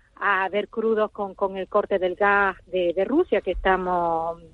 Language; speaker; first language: Spanish; native; Spanish